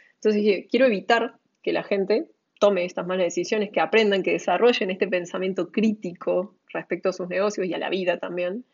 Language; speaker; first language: Spanish; native; Spanish